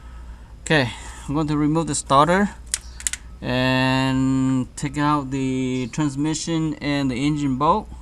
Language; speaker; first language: English; non-native, fluent; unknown